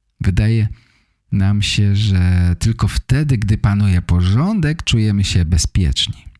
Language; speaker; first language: Polish; native; Polish